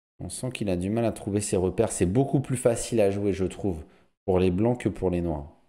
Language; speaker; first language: French; native; French